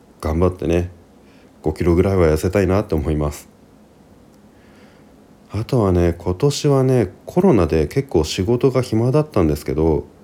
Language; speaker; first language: Japanese; native; Japanese